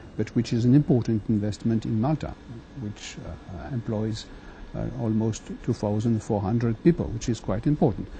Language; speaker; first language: English; non-native, fluent; French